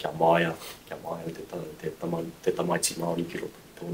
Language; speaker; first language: Māori; non-native, local second language; English